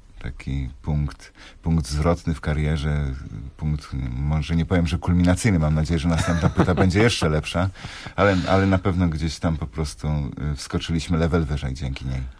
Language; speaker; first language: Polish; native; Polish